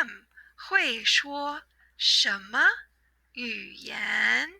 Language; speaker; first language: Chinese; non-native, fluent; English